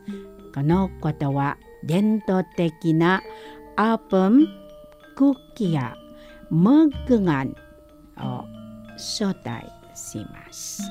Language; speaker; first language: Japanese; non-native, fluent; Indonesian